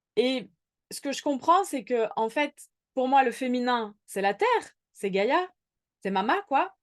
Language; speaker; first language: French; native; French